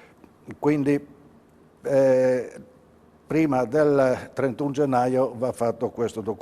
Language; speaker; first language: Italian; native; Italian